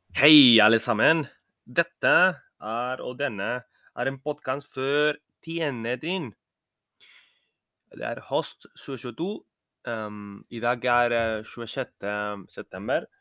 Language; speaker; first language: Norwegian; non-native, fluent; Spanish